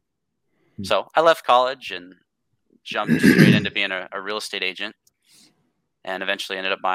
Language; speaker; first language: English; native; English